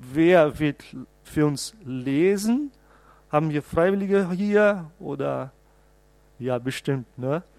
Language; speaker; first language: German; non-native, fluent; Portuguese